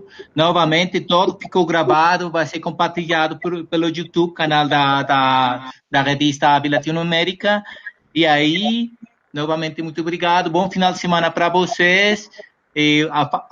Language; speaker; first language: Portuguese; non-native, fluent; Spanish